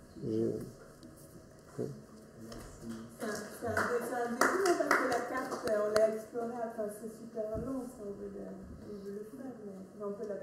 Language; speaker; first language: French; native; French